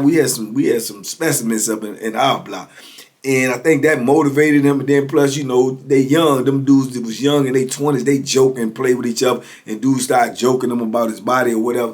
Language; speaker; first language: English; native; English